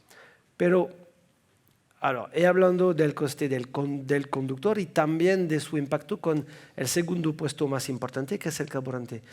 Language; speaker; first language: Spanish; non-native, fluent; French